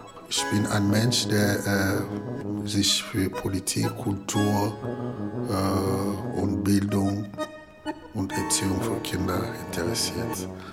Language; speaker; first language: German; non-native, fluent; Lingala